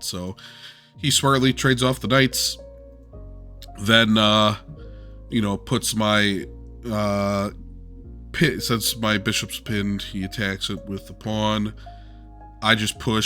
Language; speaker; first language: English; native; English